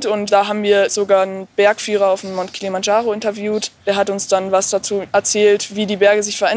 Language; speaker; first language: German; native; German